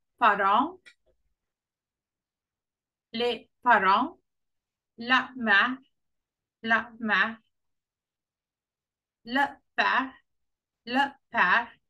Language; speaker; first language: French; non-native, fluent; Sinhala